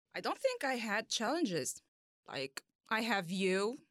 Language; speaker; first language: English; non-native, fluent; Arabic